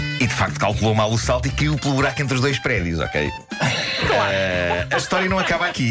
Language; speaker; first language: Portuguese; native; Portuguese